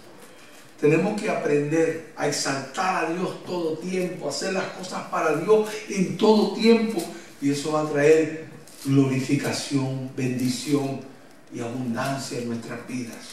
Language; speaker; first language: Spanish; native; Spanish